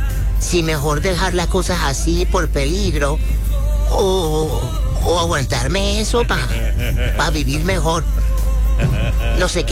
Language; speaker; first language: Spanish; native; Spanish